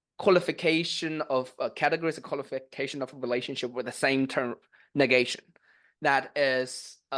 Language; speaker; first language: English; non-native, fluent; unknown